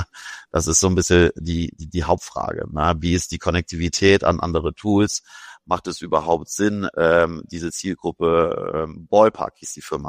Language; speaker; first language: German; native; German